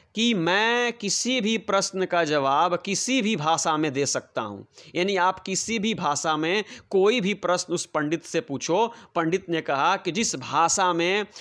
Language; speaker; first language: Hindi; non-native, local second language; Bhojpuri